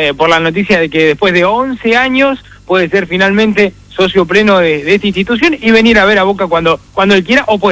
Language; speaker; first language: Spanish; native; Spanish